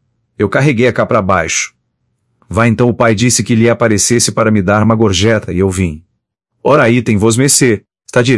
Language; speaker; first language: Portuguese; native; Portuguese